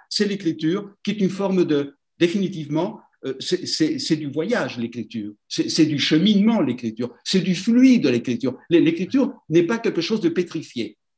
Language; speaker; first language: French; non-native, fluent; Spanish